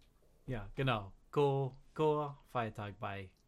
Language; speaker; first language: German; non-native, learner; English